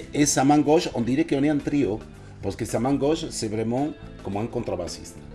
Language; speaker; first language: French; non-native, fluent; Spanish